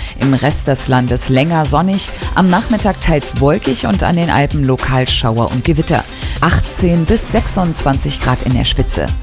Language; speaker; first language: German; native; German